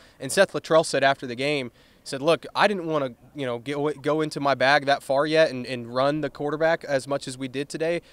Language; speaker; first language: English; native; English